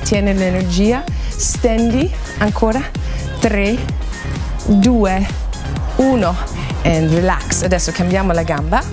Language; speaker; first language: Italian; non-native, fluent; English